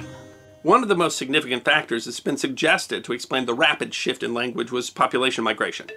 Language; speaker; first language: English; native; English